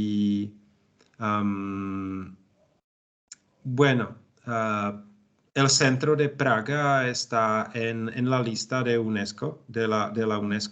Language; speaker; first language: Spanish; non-native, learner; Czech